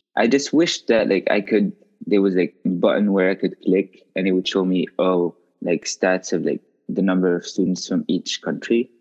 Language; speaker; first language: English; non-native, fluent; Arabic